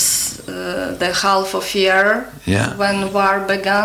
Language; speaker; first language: English; non-native, learner; Ukrainian